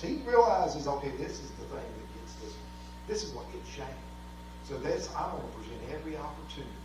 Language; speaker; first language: English; native; English